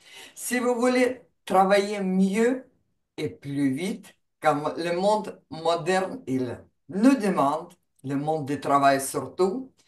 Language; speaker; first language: French; non-native, fluent; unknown